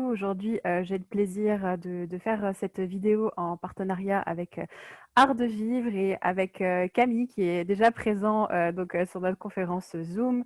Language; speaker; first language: French; native; French